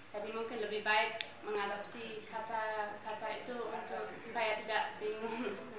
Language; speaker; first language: Indonesian; non-native, fluent; German